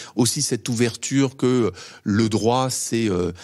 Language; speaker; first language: French; native; French